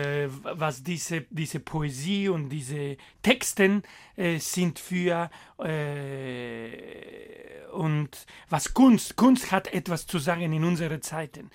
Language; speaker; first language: German; non-native, fluent; Spanish